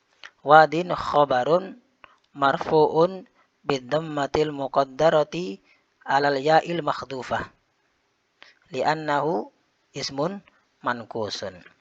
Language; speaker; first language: Arabic; non-native, fluent; Indonesian